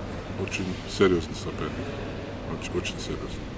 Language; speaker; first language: Russian; non-native, fluent; Georgian